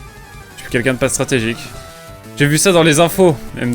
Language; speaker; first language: French; native; French